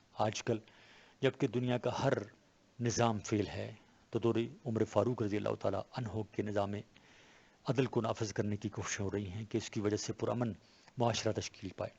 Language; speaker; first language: Urdu; non-native, local second language; Pashto